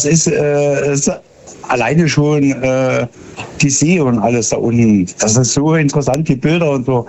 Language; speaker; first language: German; native; German